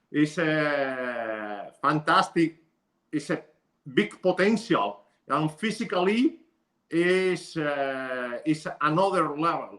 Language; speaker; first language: English; non-native, learner; Spanish